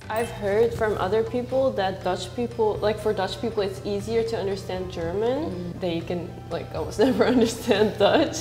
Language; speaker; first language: English; non-native, fluent; Dutch